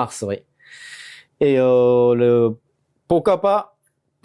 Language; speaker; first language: French; non-native, fluent; Japanese